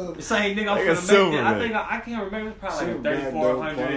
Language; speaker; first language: English; native; English